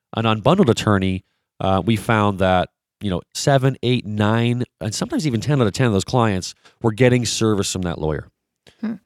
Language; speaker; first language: English; native; English